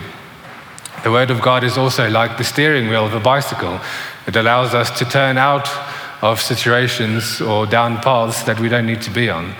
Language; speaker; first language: English; native; English